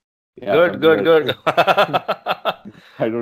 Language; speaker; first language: Hindi; native; Hindi